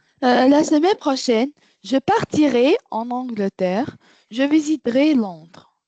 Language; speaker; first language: French; non-native, learner; Arabic